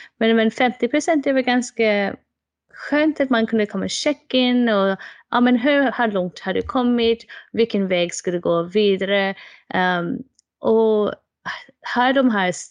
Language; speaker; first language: Swedish; non-native, fluent; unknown